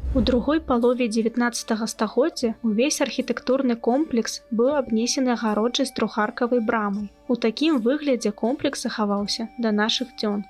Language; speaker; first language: Belarusian; native; Belarusian